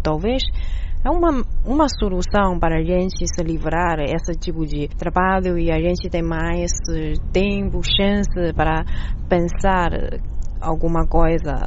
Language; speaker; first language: Portuguese; non-native, learner; Chinese